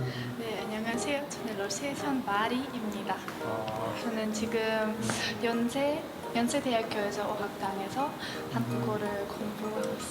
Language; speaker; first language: Korean; non-native, learner; Russian